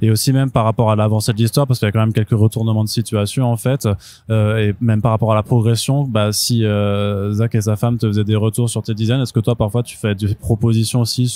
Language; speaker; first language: French; native; French